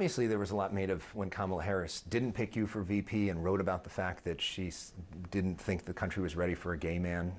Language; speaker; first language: English; native; English